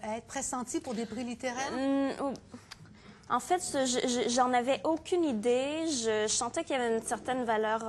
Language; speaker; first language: French; native; French